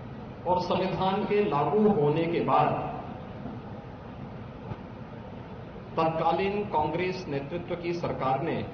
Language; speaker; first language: Hindi; native; Hindi